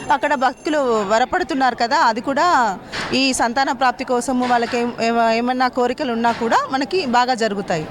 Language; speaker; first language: Telugu; native; Telugu